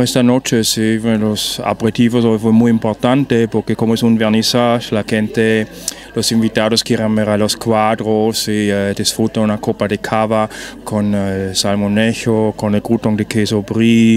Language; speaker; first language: Spanish; non-native, fluent; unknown